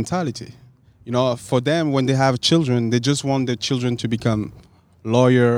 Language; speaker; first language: English; non-native, fluent; French